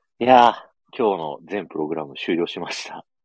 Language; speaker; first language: Japanese; native; Japanese